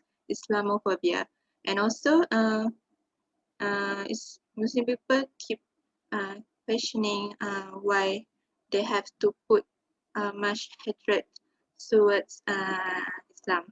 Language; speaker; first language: English; non-native, local second language; Malay